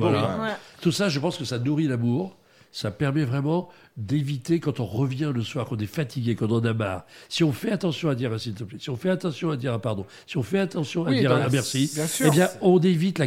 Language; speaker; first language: French; native; French